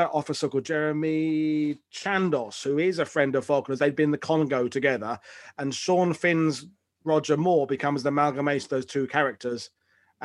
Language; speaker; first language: English; native; English